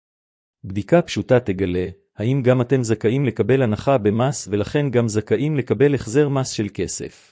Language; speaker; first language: Hebrew; native; Hebrew